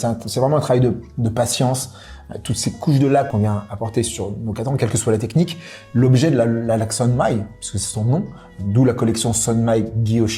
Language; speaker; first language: French; native; French